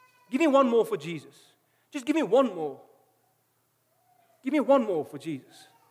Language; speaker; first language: English; non-native, local second language; Afrikaans